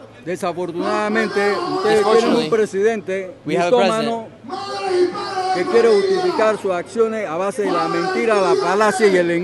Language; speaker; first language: Spanish; native; Spanish